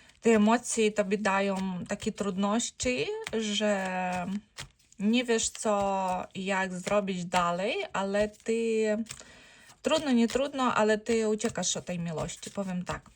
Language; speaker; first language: Polish; non-native, learner; Ukrainian